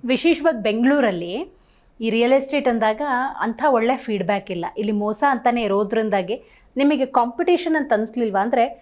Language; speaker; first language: Kannada; native; Kannada